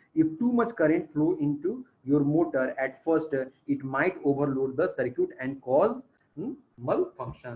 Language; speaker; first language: Hindi; native; Hindi